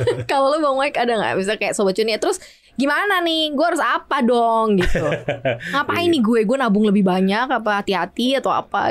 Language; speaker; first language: Indonesian; native; Indonesian